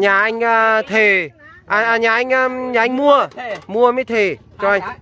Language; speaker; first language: Vietnamese; native; Vietnamese